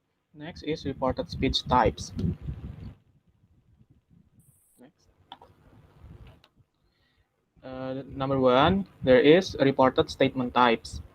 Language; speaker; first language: English; non-native, learner; Indonesian